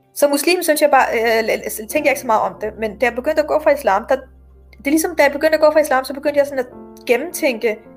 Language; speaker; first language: Danish; native; Danish